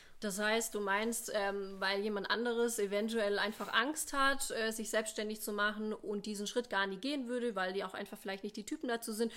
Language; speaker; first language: German; native; German